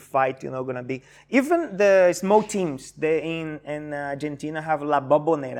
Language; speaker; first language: English; non-native, fluent; Portuguese